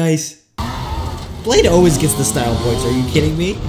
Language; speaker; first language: English; native; English